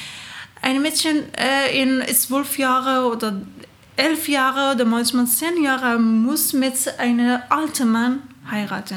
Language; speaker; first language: German; non-native, learner; Persian